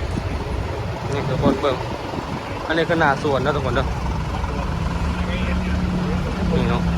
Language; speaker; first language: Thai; non-native, learner; Lao